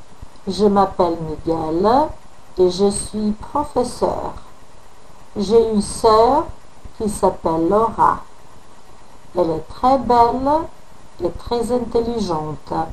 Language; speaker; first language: French; non-native, fluent; Macedonian